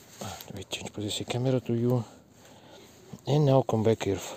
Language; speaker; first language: English; non-native, learner; Russian